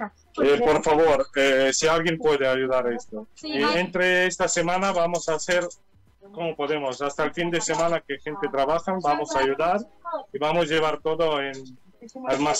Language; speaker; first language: Spanish; non-native, learner; Ukrainian